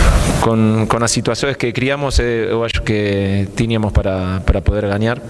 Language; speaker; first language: Portuguese; non-native, fluent; Spanish